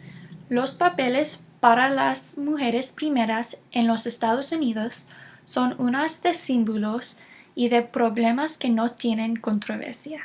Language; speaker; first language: Spanish; non-native, learner; English